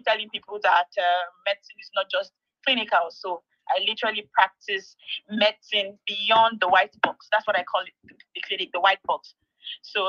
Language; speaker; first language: English; non-native, local second language; Igbo